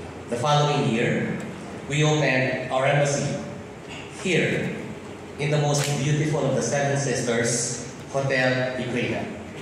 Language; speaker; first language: English; non-native, local second language; Filipino